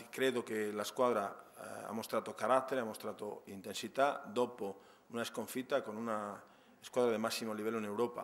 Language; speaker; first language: Italian; non-native, fluent; Spanish